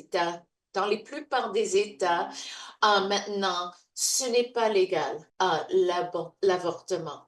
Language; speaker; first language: French; non-native, fluent; English